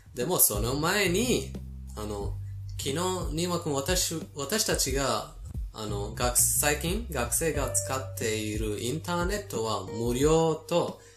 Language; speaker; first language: Japanese; non-native, fluent; Persian